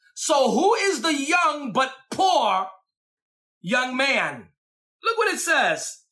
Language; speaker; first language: English; native; English